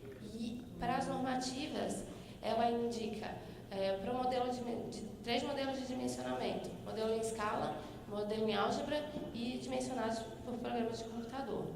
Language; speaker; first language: Portuguese; native; Portuguese